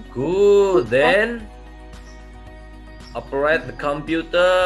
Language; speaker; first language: English; non-native, learner; Indonesian